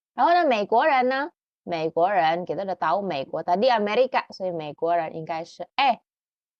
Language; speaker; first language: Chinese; non-native, fluent; Indonesian